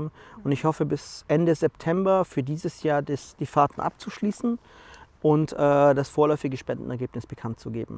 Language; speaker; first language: German; native; German